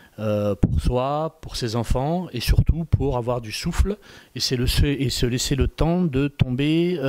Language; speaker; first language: French; native; French